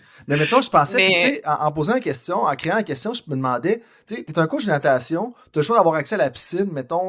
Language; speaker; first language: French; native; French